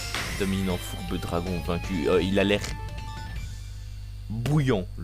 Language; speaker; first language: French; native; French